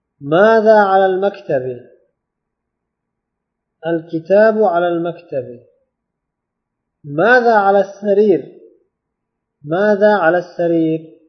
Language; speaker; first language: Arabic; non-native, fluent; Uzbek